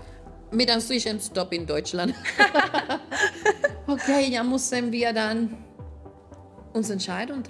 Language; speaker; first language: German; non-native, fluent; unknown